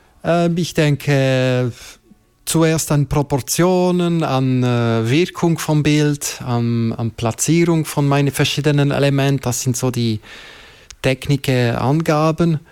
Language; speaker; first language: German; non-native, local second language; French